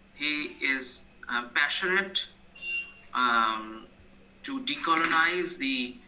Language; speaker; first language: English; non-native, local second language; Bangla